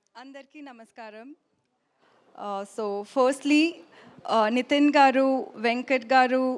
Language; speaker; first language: Telugu; non-native, local second language; Tamil